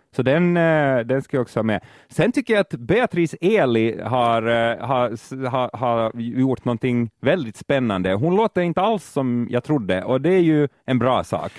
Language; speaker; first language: Swedish; native; Swedish